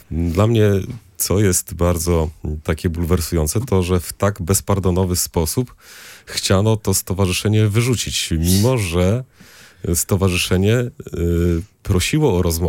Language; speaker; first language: Polish; native; Polish